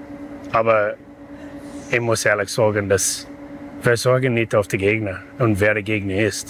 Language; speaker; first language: German; non-native, learner; English